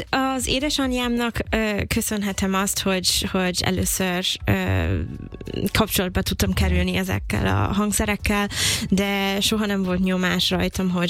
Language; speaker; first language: Hungarian; non-native, fluent; English